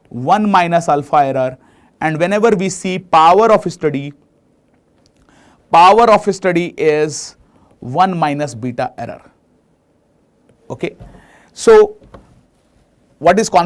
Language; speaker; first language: English; non-native, local second language; Hindi